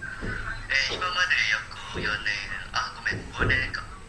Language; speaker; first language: Japanese; non-native, learner; Indonesian